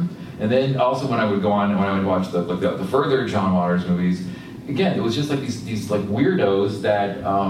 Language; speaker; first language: English; native; English